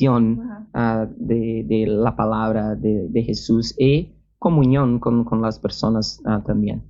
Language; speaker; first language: Spanish; non-native, learner; Portuguese